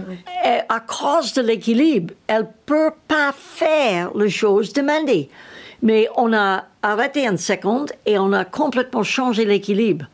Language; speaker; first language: French; non-native, learner; English